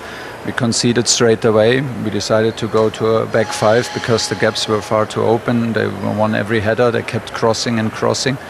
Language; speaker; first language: English; non-native, fluent; German